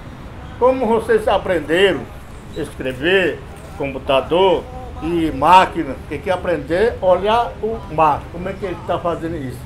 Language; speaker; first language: Portuguese; non-native, local second language; Yanomámi